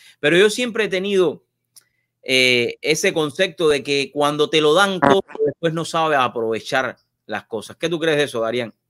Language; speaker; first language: Spanish; native; Spanish